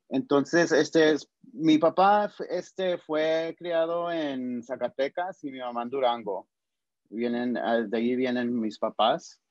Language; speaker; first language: Spanish; early bilingual, heritage; Spanish